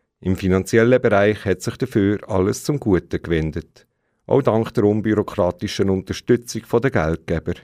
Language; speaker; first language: German; native; German